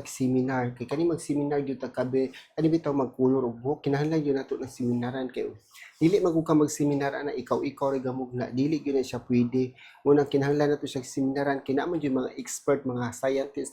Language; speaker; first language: Cebuano; native; Cebuano